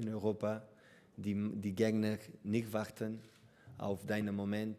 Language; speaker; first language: German; non-native, learner; Catalan